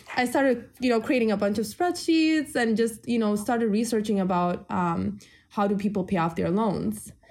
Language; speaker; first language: English; early bilingual, other home language; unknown